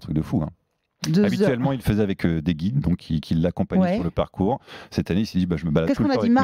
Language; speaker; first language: French; native; French